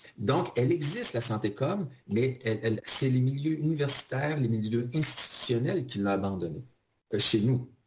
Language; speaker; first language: French; native; French